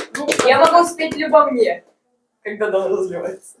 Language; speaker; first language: Russian; native; Russian